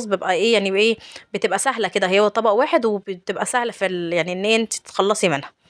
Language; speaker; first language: Arabic; native; Arabic